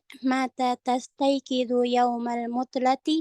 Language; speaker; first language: Arabic; non-native, learner; Indonesian